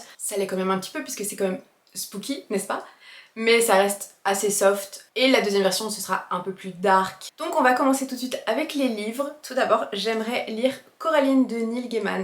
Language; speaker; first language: French; native; French